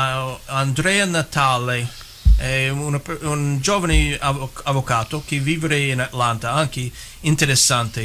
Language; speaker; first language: Italian; early bilingual, heritage; English